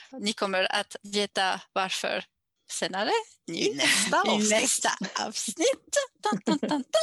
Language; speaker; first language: Swedish; non-native, learner; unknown